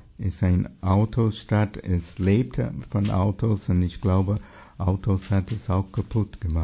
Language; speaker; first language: German; non-native, fluent; English